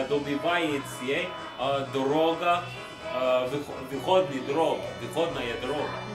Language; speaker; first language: Russian; non-native, learner; English